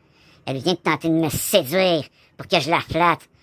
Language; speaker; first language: French; native; French